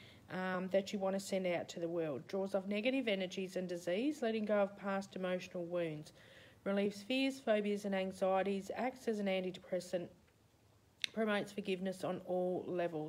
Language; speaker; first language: English; native; English